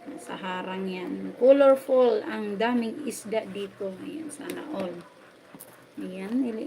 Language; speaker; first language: Filipino; non-native, local second language; Waray